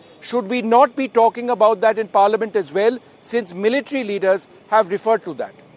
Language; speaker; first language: English; non-native, local second language; Hindi